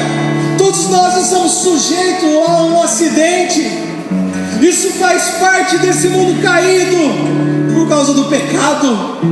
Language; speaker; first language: Portuguese; native; Portuguese